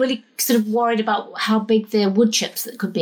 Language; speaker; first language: English; native; English